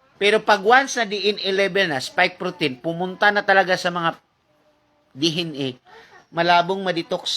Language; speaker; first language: Filipino; non-native, local second language; Cebuano